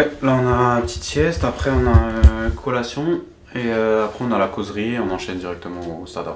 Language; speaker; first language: French; native; French